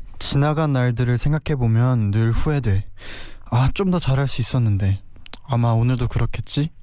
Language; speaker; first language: Korean; native; Korean